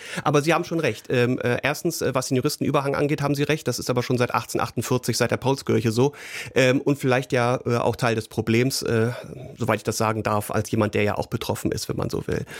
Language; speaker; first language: German; native; German